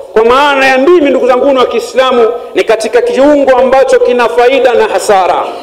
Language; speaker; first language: Swahili; native; Swahili